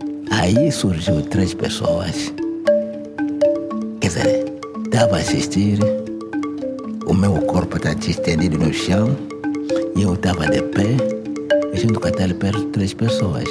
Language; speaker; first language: Portuguese; non-native, local second language; Kongo